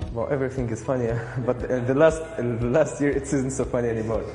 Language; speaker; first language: English; non-native, fluent; Arabic